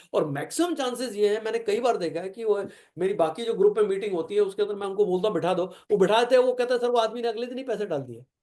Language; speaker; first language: Hindi; native; Hindi